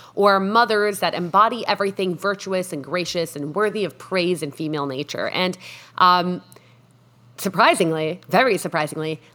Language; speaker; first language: English; non-native, fluent; Spanish